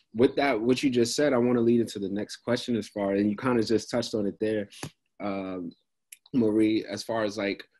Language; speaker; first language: English; native; English